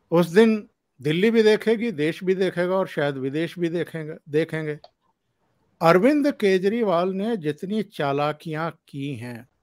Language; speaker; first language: Hindi; native; Hindi